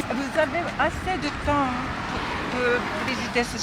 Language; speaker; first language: French; non-native, learner; Japanese